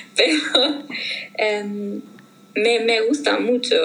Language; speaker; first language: Spanish; non-native, fluent; German